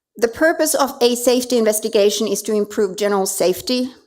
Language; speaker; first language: English; non-native, fluent; Finnish